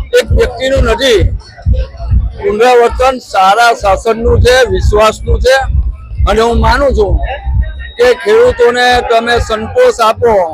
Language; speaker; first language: Gujarati; native; Gujarati